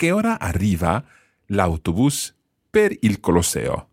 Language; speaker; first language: Italian; non-native, fluent; English